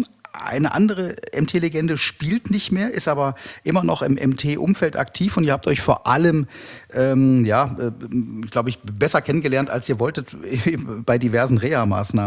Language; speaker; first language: German; native; German